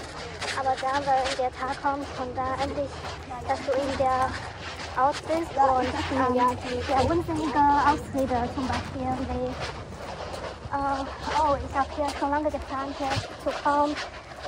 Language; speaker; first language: German; non-native, learner; Chinese